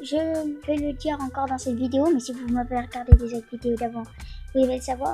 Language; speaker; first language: French; native; French